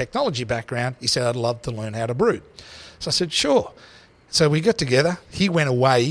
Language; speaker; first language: English; native; English